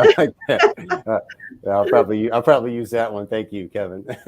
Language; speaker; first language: English; native; English